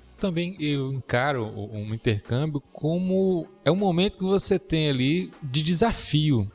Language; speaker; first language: Portuguese; native; Portuguese